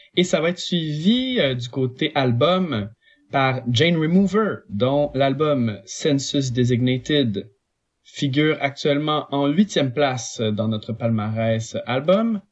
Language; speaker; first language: French; native; French